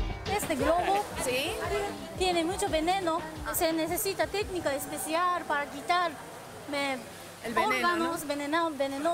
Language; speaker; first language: Spanish; non-native, learner; Japanese